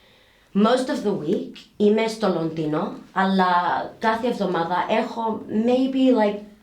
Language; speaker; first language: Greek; early bilingual, heritage; English